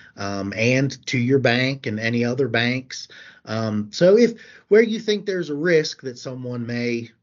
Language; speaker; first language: English; native; English